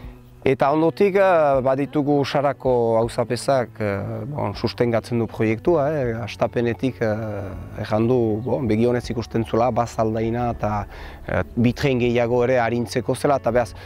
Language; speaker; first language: Basque; native; Basque